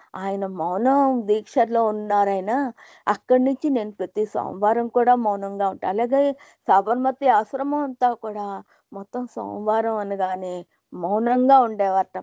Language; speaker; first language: Telugu; non-native, local second language; Hindi